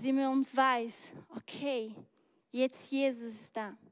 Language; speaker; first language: German; non-native, learner; Portuguese